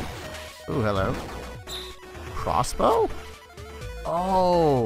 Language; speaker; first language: English; native; English